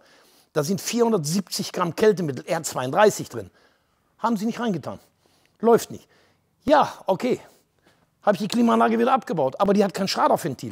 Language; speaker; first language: German; native; German